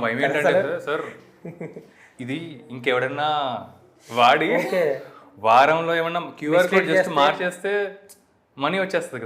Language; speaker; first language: Telugu; native; Telugu